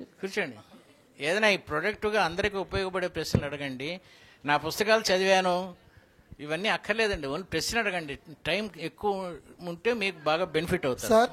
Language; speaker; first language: Telugu; native; Telugu